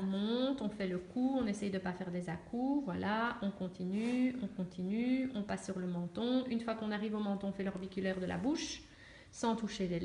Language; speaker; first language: French; native; French